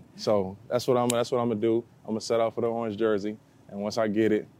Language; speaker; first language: English; native; English